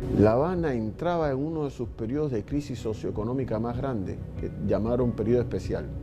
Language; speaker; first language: Spanish; native; Spanish